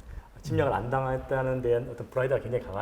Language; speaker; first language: Korean; native; Korean